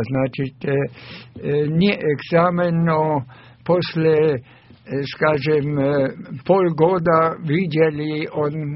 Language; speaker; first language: Russian; non-native, fluent; German